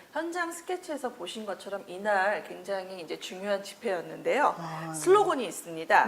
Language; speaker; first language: Korean; native; Korean